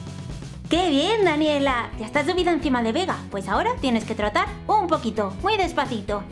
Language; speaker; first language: Spanish; native; Spanish